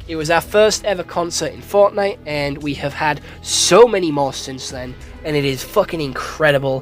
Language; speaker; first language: English; native; English